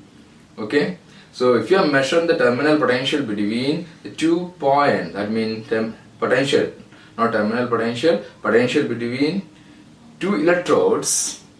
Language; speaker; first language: English; non-native, local second language; Malayalam